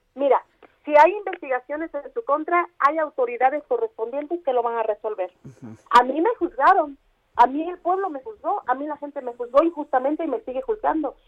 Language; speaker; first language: Spanish; native; Spanish